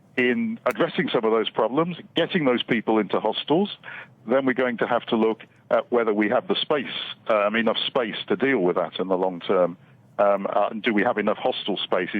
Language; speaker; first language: English; native; English